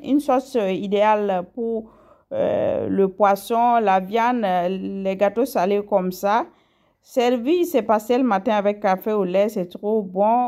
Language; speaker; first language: French; non-native, local second language; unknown